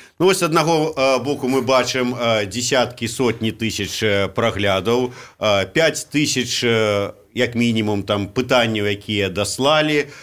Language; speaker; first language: Belarusian; native; Belarusian